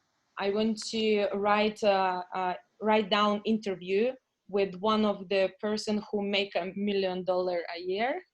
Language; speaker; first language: English; non-native, fluent; Russian